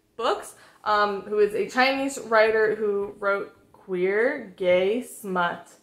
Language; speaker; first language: English; native; English